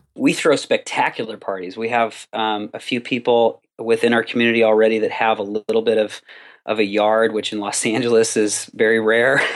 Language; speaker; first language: English; native; English